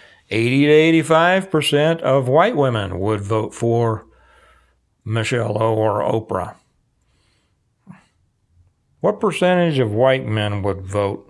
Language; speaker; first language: English; native; English